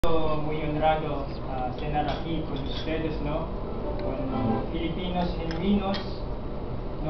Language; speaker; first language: Spanish; non-native, fluent; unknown